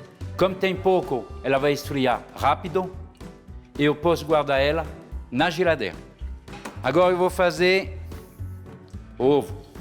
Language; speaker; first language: Portuguese; non-native, fluent; French